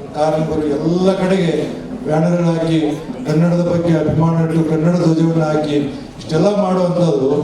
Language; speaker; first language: Kannada; native; Kannada